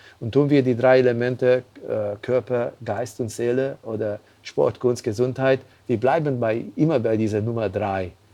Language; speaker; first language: German; non-native, fluent; Hungarian